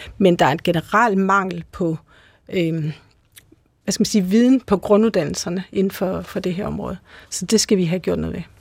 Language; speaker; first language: Danish; native; Danish